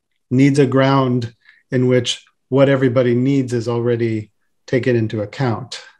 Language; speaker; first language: English; native; English